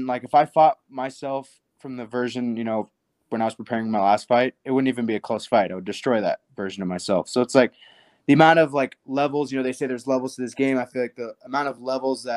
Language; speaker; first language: English; native; English